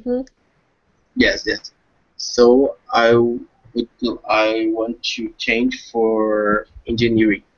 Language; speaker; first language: English; non-native, learner; Portuguese